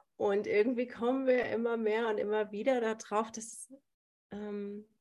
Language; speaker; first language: German; native; German